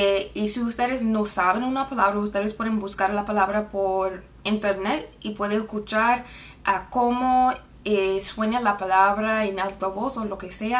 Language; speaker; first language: Spanish; non-native, fluent; English